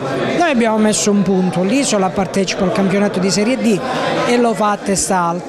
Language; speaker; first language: Italian; native; Italian